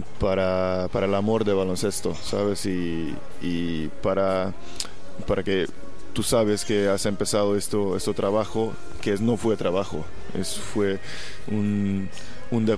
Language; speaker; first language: Spanish; non-native, fluent; Hungarian